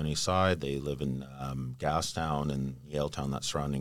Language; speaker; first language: English; native; English